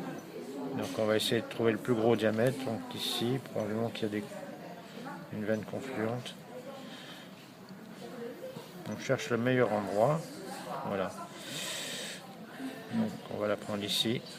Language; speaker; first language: French; native; French